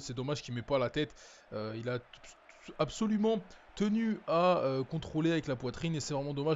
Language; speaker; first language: French; native; French